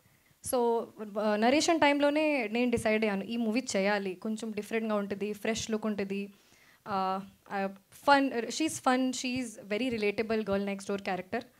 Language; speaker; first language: Telugu; early bilingual, heritage; Telugu